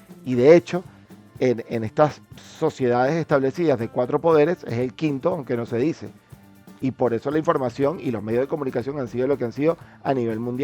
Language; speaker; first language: Spanish; native; Spanish